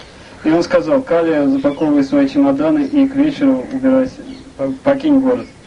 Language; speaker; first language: Russian; native; Russian